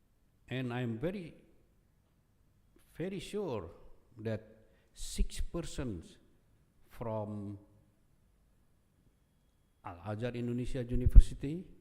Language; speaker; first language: English; non-native, fluent; Indonesian